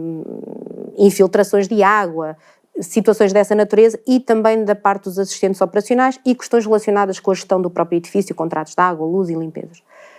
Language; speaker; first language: Portuguese; native; Portuguese